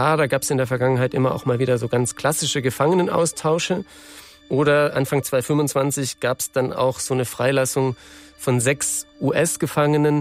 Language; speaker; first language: German; native; German